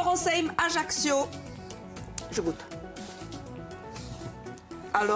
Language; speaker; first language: French; native; French